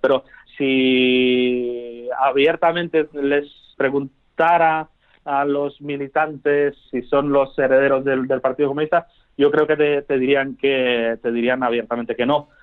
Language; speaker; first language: Spanish; non-native, fluent; Romanian